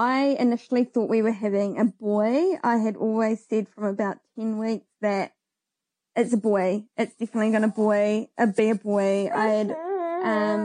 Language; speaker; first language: English; native; English